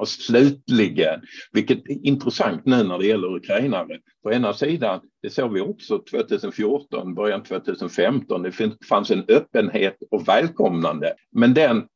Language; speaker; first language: Swedish; non-native, fluent; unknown